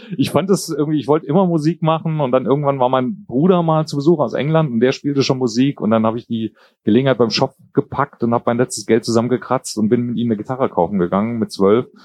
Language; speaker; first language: German; native; German